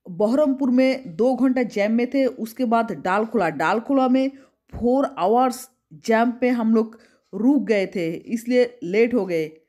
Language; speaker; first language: Hindi; non-native, local second language; Bangla